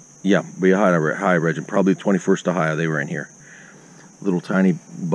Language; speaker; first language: English; native; English